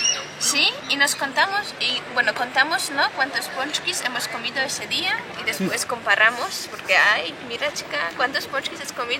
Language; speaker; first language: Spanish; non-native, fluent; Polish